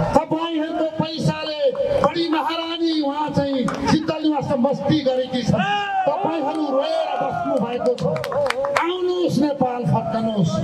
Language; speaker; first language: Nepali; native; Nepali